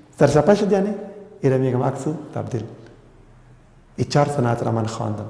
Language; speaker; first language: Persian; non-native, local second language; Pashto